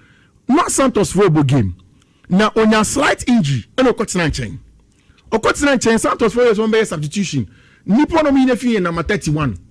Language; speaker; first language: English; non-native, local second language; Akan